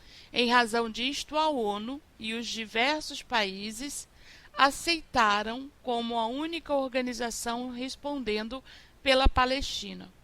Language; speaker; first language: Portuguese; native; Portuguese